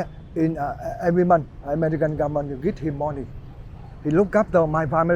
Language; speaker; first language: English; non-native, learner; Vietnamese